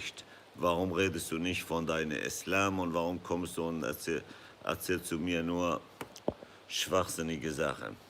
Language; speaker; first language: German; non-native, fluent; Kurdish